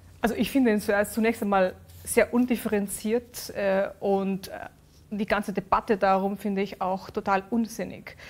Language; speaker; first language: German; early bilingual, other home language; Urdu